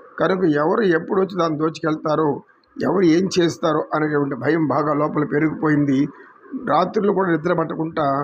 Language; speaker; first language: Telugu; native; Telugu